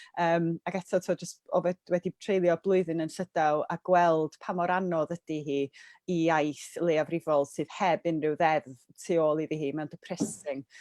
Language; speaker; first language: Welsh; native; Welsh